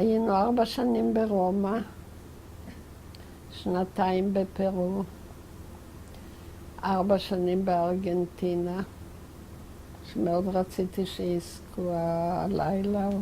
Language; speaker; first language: Hebrew; non-native, fluent; Yiddish